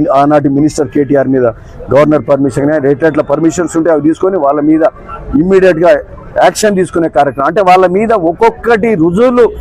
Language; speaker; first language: Telugu; native; Telugu